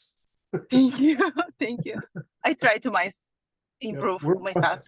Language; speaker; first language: English; non-native, learner; Turkish